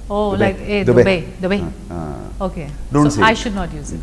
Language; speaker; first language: Telugu; non-native, learner; Hindi